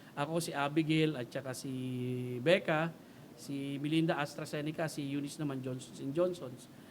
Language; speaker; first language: Filipino; native; Filipino